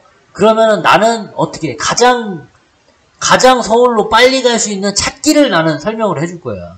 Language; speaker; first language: Korean; native; Korean